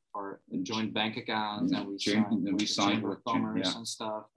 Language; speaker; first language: English; non-native, fluent; Dutch